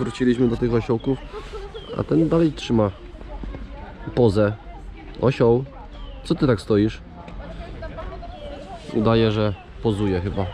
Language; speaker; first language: Polish; native; Polish